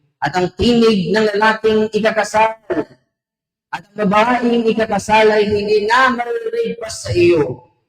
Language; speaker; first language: Filipino; non-native, local second language; Hiligaynon